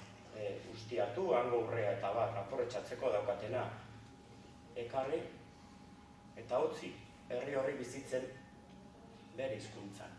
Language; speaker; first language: Basque; native; Basque